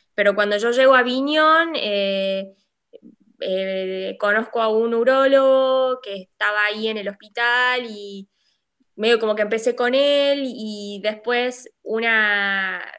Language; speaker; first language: Spanish; native; Spanish